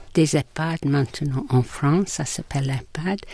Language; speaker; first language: French; non-native, fluent; English